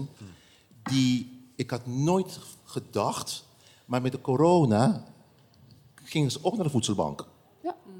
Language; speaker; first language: Dutch; non-native, local second language; Papiamento